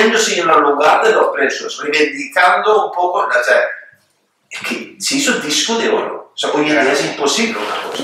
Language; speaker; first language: Spanish; non-native, fluent; Swedish